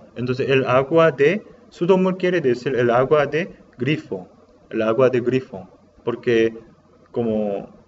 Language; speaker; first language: Spanish; non-native, learner; Korean